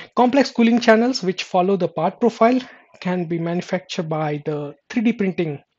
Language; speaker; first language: English; non-native, local second language; Marathi